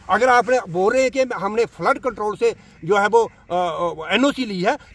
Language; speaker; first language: Hindi; native; Hindi